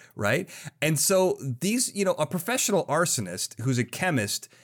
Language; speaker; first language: English; native; English